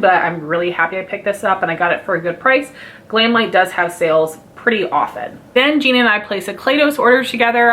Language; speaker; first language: English; native; English